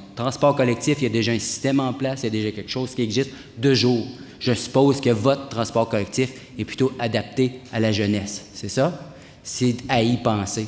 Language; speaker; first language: French; native; French